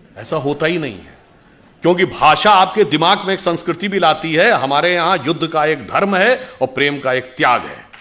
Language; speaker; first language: Hindi; native; Hindi